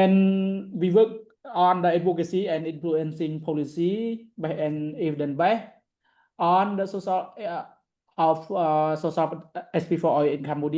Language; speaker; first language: English; non-native, learner; Khmer